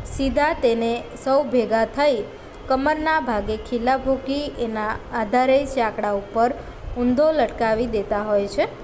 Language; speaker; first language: Gujarati; native; Gujarati